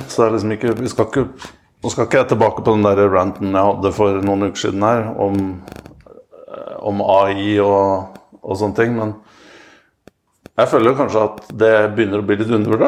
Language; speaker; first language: Norwegian; native; Norwegian